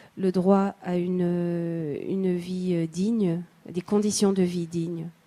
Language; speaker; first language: French; native; French